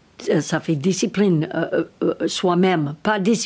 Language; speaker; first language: French; non-native, learner; English